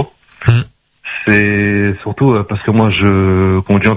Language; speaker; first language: French; native; French